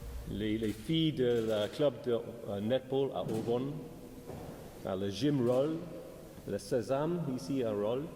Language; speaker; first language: French; non-native, learner; English